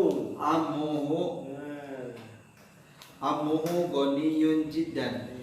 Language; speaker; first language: Arabic; non-native, learner; Indonesian